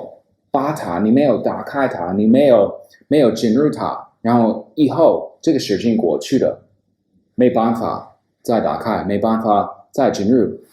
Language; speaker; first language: Chinese; non-native, fluent; English